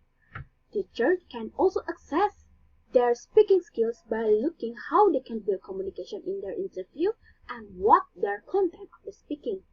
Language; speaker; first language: English; non-native, learner; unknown